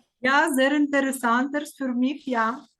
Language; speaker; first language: German; non-native, learner; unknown